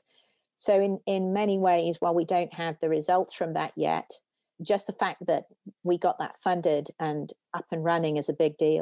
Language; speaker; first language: English; native; English